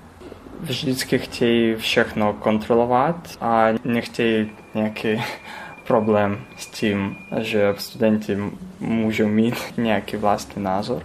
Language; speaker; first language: Czech; non-native, learner; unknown